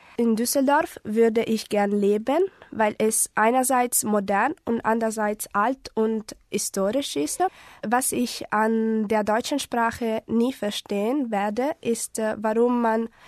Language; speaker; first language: German; non-native, fluent; Italian